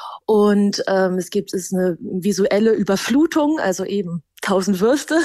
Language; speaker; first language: German; native; German